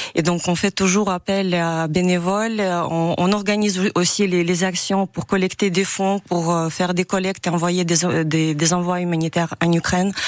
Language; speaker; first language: French; non-native, fluent; Ukrainian